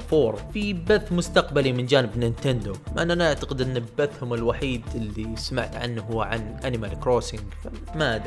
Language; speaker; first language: Arabic; native; Arabic